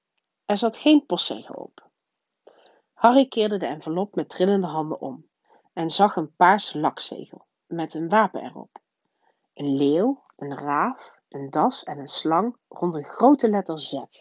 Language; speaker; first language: Dutch; native; Dutch